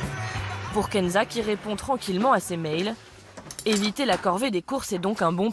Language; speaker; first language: French; native; French